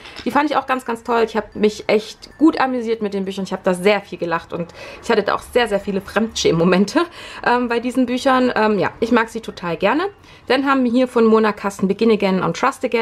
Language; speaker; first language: German; native; German